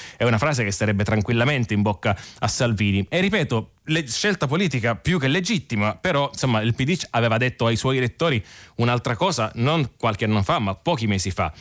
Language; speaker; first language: Italian; native; Italian